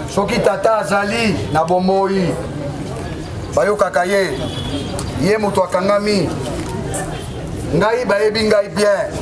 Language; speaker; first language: Lingala; non-native, local second language; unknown